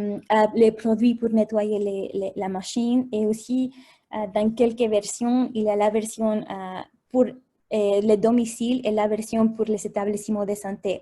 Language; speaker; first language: French; non-native, fluent; Spanish